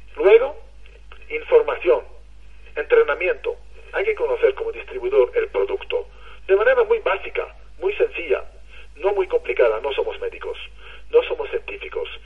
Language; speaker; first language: Spanish; non-native, fluent; Hebrew